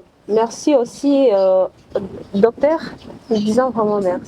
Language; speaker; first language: French; non-native, local second language; Swahili